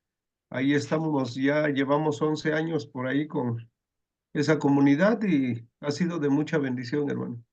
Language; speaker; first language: Spanish; native; Spanish